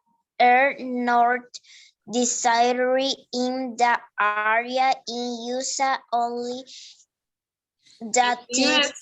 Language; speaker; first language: English; non-native, learner; Spanish